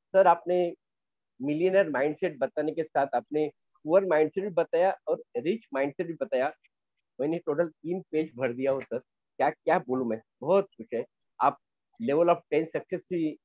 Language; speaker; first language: Hindi; non-native, local second language; Marathi